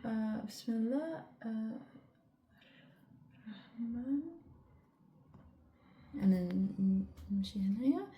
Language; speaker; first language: Arabic; non-native, learner; English